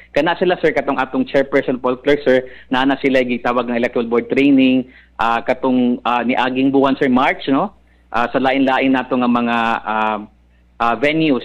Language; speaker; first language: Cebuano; non-native, local second language; Maranao